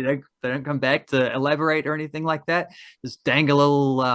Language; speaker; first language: English; native; English